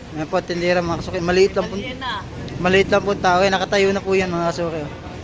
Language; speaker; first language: Filipino; native; Filipino